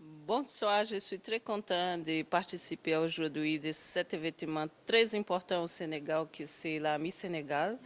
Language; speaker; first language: French; non-native, learner; Portuguese